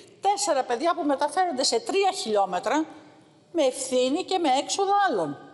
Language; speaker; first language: Greek; native; Greek